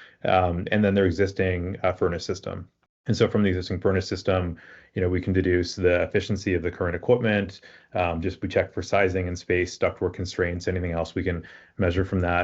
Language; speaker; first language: English; native; English